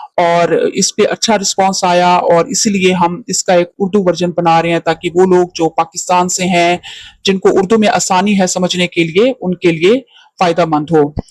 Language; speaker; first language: Urdu; native; Urdu